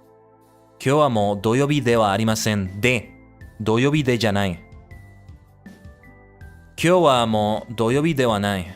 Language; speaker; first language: Japanese; non-native, learner; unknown